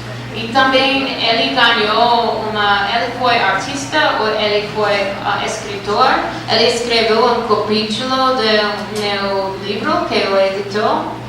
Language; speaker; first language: Portuguese; non-native, fluent; English